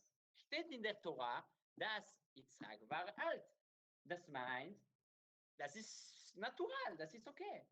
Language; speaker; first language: German; non-native, learner; Hebrew